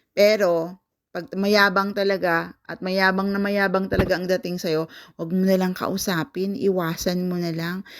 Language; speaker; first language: Filipino; non-native, local second language; Cebuano